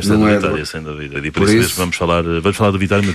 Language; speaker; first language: Portuguese; native; Portuguese